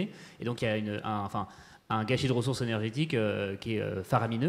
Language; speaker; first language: French; native; French